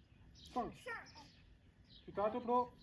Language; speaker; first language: French; native; French